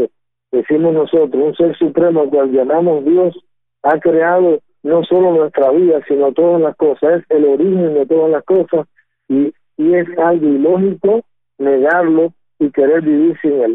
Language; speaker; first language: Spanish; native; Spanish